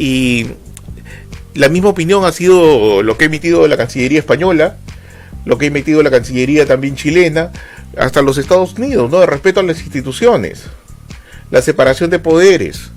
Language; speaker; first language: Spanish; native; Spanish